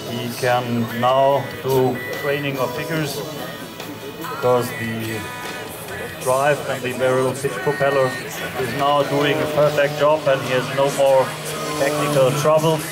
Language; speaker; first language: English; non-native, fluent; German